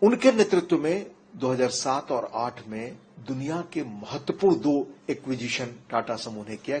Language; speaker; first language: Hindi; native; Hindi